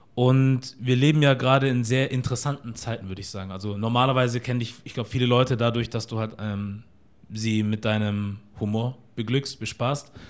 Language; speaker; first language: German; native; German